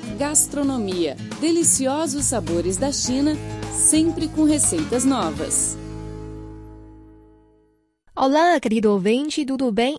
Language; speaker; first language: Portuguese; non-native, fluent; Chinese